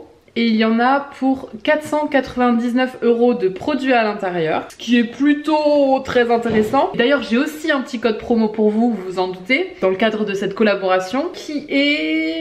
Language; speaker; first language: French; native; French